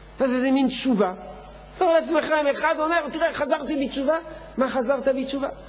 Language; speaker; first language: Hebrew; non-native, fluent; French